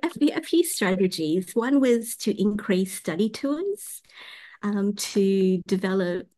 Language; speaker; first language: English; native; English